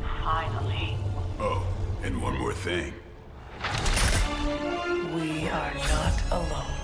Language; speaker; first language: English; native; English